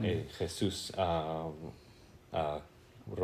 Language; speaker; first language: Spanish; non-native, fluent; English